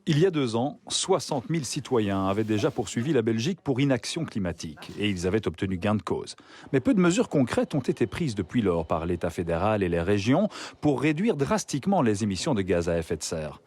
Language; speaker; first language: French; native; French